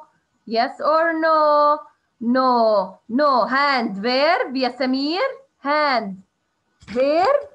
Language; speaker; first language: English; non-native, learner; Arabic